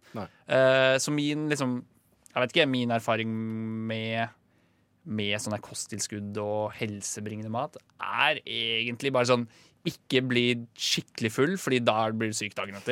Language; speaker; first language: Norwegian; native; Norwegian